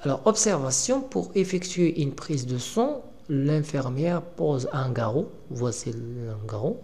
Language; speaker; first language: French; non-native, local second language; Arabic